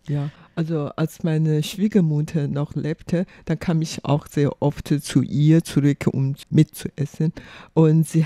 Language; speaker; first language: German; non-native, fluent; Chinese